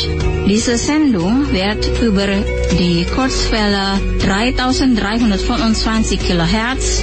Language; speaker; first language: German; non-native, fluent; Indonesian